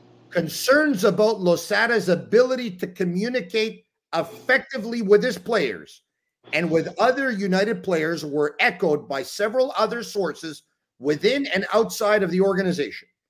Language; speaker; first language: English; native; English